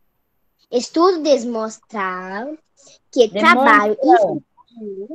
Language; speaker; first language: Portuguese; native; Portuguese